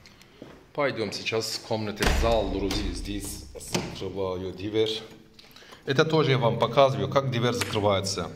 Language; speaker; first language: Russian; non-native, local second language; Turkish